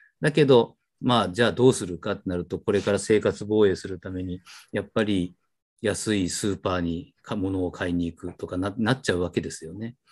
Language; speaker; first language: Japanese; native; Japanese